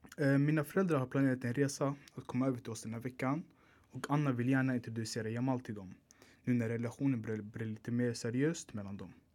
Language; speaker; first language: Swedish; early bilingual, other home language; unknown